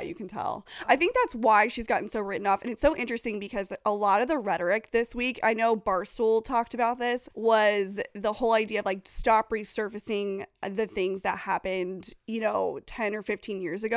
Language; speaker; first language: English; native; English